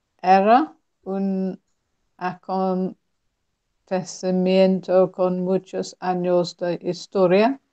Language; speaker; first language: Spanish; non-native, learner; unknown